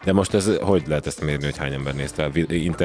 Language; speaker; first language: Hungarian; native; Hungarian